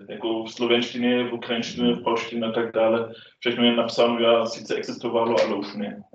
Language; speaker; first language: Czech; non-native, fluent; German